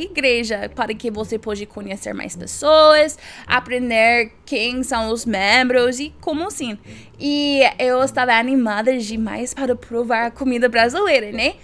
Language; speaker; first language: Portuguese; non-native, learner; English